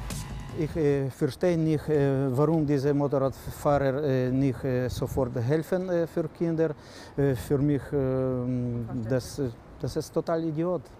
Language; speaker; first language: German; non-native, learner; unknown